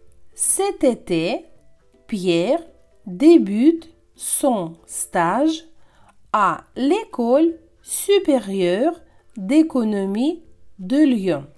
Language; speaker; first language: French; non-native, fluent; Russian